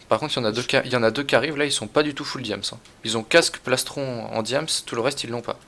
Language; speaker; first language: French; native; French